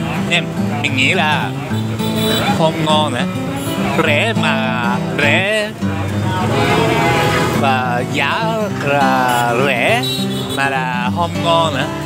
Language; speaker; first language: Vietnamese; non-native, learner; Japanese